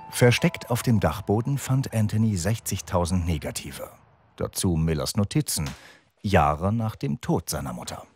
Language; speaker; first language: German; native; German